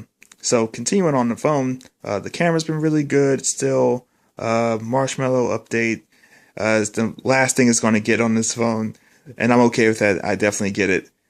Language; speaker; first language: English; native; English